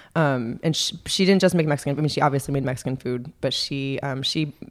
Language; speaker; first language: English; native; English